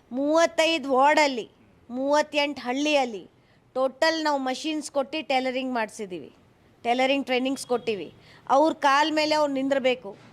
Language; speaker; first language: Kannada; non-native, local second language; Hindi